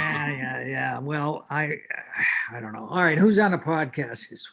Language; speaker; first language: English; native; English